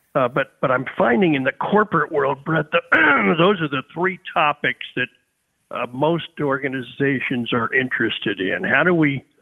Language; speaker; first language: English; native; English